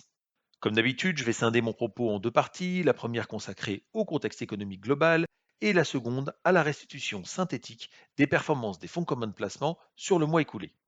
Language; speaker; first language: French; native; French